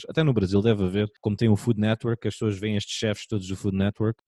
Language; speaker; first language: Portuguese; native; Portuguese